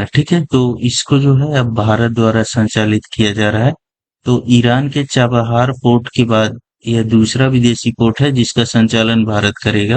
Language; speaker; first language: Hindi; native; Hindi